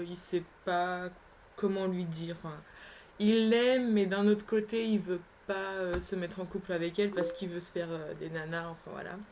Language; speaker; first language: French; early bilingual, other home language; Polish